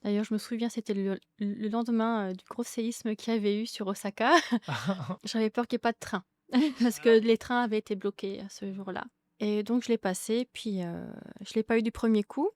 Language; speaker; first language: French; native; French